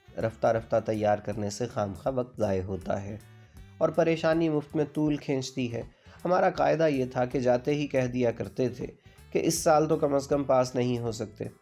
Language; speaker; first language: Urdu; non-native, local second language; Punjabi